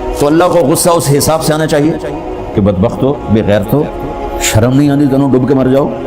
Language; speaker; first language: Urdu; non-native, local second language; Punjabi